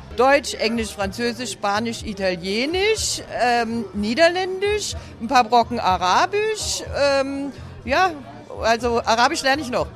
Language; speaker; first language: German; native; German